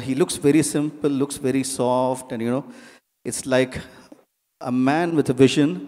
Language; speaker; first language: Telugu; non-native, learner; Tamil